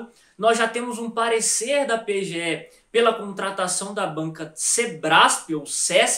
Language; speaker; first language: Portuguese; native; Portuguese